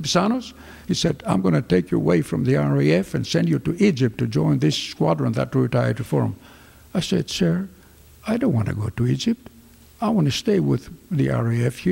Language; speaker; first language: English; non-native, fluent; Greek